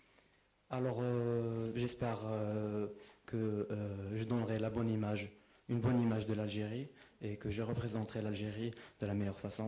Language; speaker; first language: French; non-native, local second language; Arabic